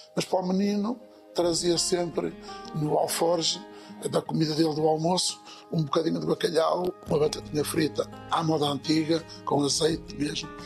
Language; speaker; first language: Portuguese; native; Portuguese